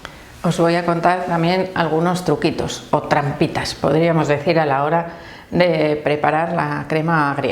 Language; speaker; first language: Spanish; native; Spanish